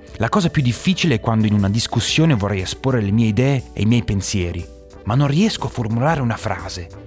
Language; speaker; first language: Italian; early bilingual, other home language; English